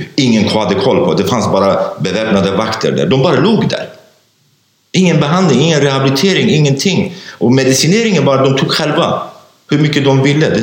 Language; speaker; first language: Swedish; non-native, fluent; Kurdish